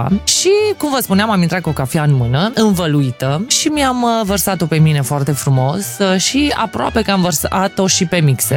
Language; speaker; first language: Romanian; native; Romanian